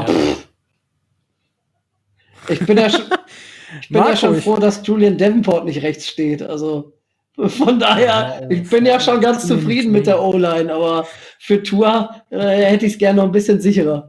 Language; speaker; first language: German; native; German